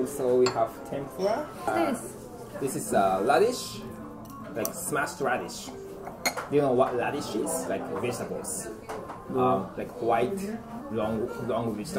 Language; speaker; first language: English; non-native, fluent; Japanese